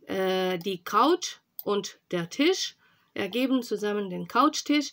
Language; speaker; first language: German; non-native, fluent; Russian